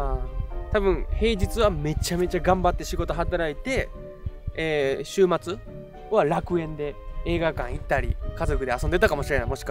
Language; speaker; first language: Japanese; native; Japanese